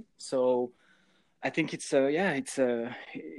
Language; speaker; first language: English; non-native, fluent; French